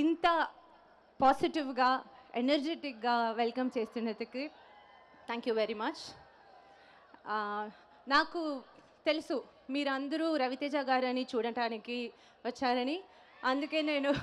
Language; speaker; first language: Telugu; non-native, learner; Tamil